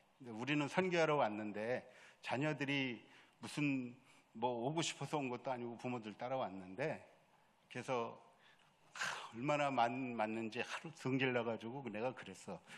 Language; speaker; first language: Korean; native; Korean